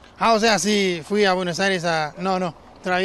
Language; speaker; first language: Spanish; non-native, fluent; Haitian Creole